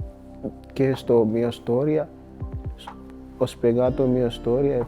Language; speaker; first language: Italian; non-native, learner; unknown